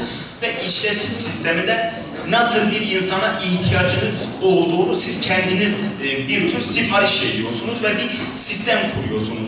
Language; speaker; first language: Turkish; native; Turkish